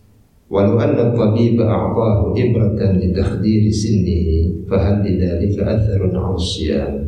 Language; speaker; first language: Arabic; non-native, fluent; Indonesian